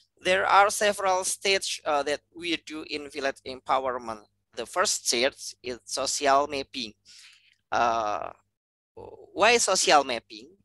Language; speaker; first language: English; non-native, fluent; Indonesian